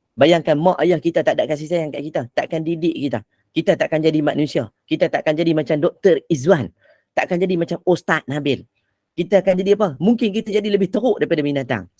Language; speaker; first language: Malay; native; Malay